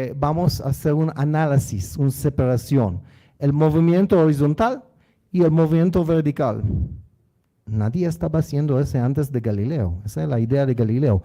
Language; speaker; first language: Spanish; non-native, learner; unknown